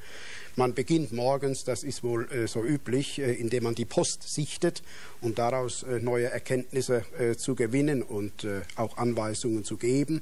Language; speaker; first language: German; native; German